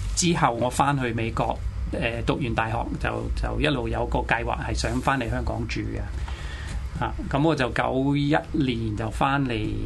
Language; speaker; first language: Cantonese; non-native, fluent; English